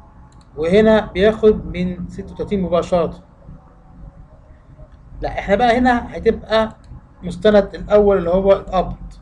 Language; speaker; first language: Arabic; native; Arabic